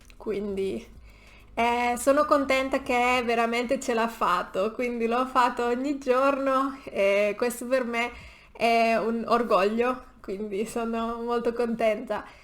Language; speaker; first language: Italian; non-native, learner; Spanish